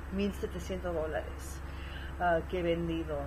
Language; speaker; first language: Spanish; early bilingual, heritage; Spanish